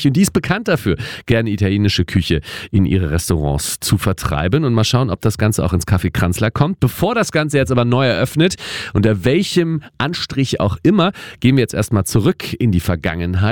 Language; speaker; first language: German; native; German